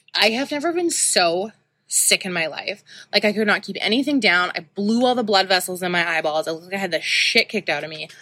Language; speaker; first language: English; native; English